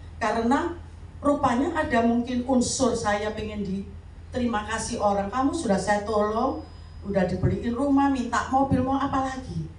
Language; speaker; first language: Indonesian; native; Indonesian